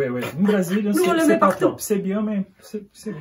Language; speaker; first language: French; non-native, learner; Portuguese